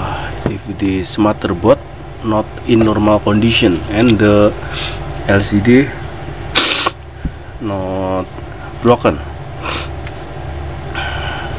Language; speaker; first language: English; non-native, learner; Indonesian